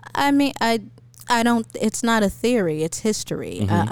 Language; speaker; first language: English; native; English